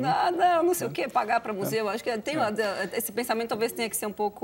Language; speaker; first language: Portuguese; native; Portuguese